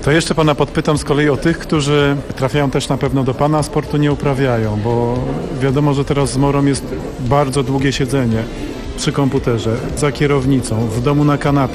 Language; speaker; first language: Polish; native; Polish